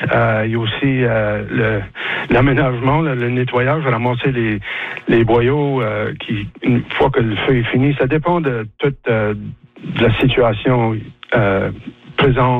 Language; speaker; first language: French; native; French